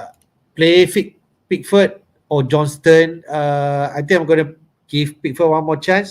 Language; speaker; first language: English; non-native, local second language; Malay